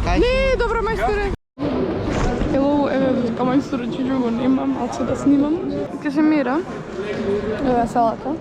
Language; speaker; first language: Macedonian; native; Macedonian